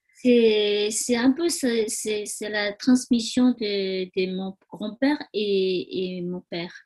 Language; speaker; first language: French; non-native, learner; Tibetan